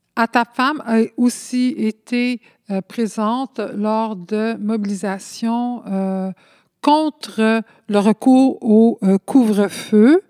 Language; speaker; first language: French; early bilingual, other home language; Spanish